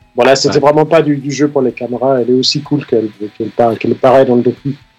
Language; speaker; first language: French; non-native, fluent; Danish